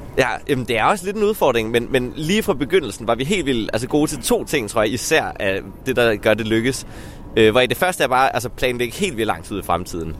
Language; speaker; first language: Danish; native; Danish